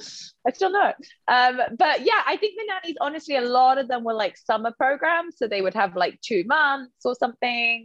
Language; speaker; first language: English; native; English